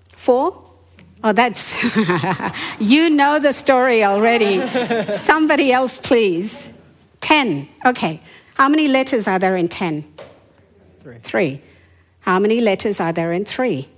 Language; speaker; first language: English; non-native, fluent; Hindi